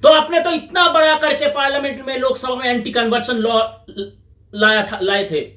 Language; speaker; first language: Hindi; non-native, local second language; Bangla